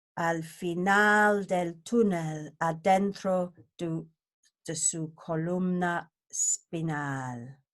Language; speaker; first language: Spanish; non-native, learner; English